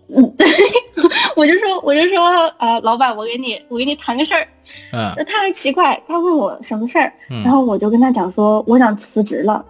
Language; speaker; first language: Chinese; native; Chinese